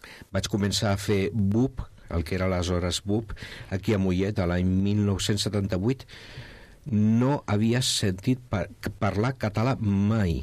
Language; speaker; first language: Catalan; non-native, local second language; Spanish